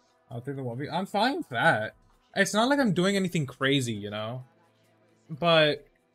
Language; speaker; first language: English; early bilingual, other home language; Spanish